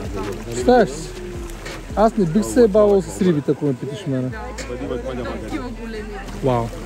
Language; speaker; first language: Bulgarian; native; Bulgarian